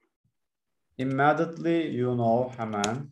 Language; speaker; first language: English; non-native, learner; Turkish